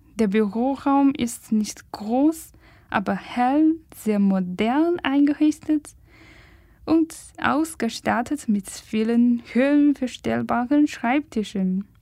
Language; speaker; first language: German; non-native, fluent; Chinese